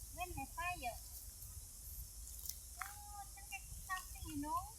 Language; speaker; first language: English; non-native, learner; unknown